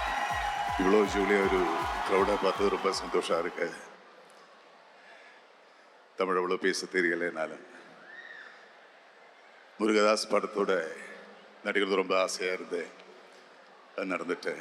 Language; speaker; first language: Tamil; non-native, learner; Malayalam